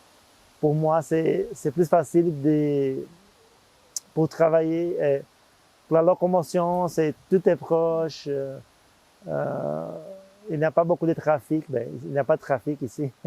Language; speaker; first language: French; non-native, fluent; Portuguese